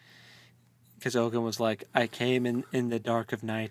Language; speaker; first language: English; native; English